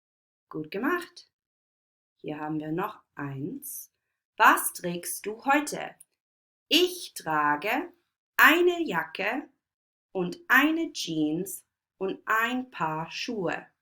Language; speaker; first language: German; non-native, fluent; English